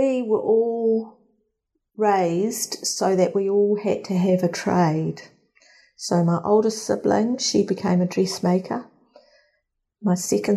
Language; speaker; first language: English; native; English